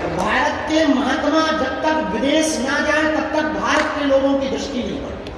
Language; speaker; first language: Hindi; native; Hindi